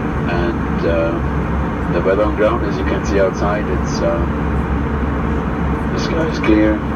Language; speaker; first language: English; non-native, fluent; German